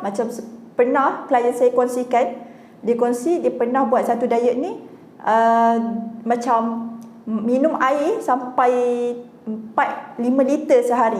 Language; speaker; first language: Malay; native; Malay